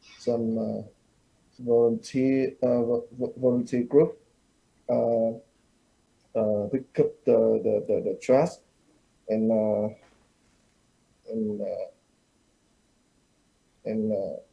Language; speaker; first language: English; non-native, learner; Vietnamese